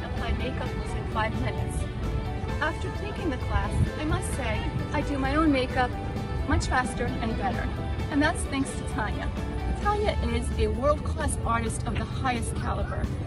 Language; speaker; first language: English; early bilingual, other home language; Ukrainian